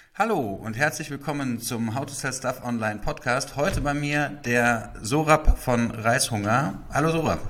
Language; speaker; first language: German; native; German